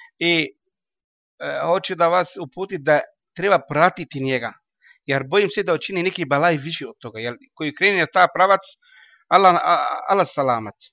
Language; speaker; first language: Bosnian; non-native, learner; Arabic